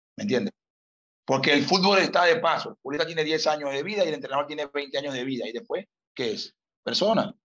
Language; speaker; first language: Spanish; native; Spanish